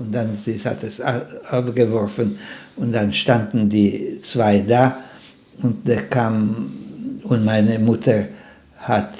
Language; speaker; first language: German; non-native, fluent; Slovak